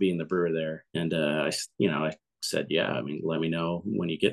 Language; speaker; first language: English; native; English